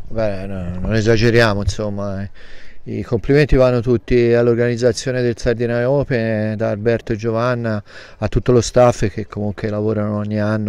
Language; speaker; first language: Italian; native; Italian